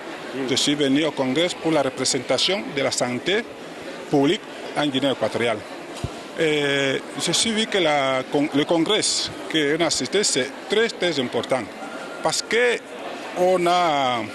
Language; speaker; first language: French; non-native, learner; Spanish